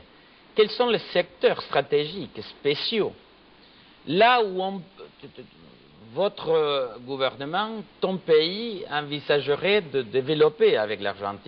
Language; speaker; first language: French; non-native, fluent; Spanish